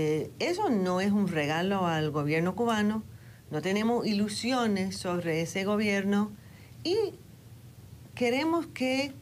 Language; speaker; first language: Spanish; non-native, fluent; English